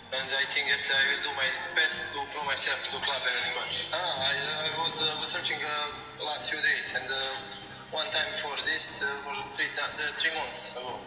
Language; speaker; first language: English; non-native, learner; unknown